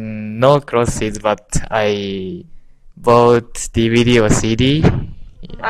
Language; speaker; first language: English; non-native, learner; Japanese